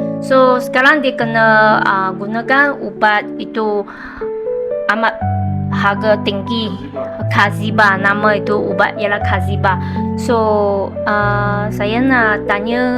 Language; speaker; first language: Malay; non-native, local second language; Chinese